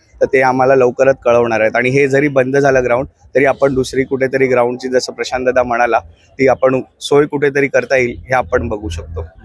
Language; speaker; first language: Marathi; native; Marathi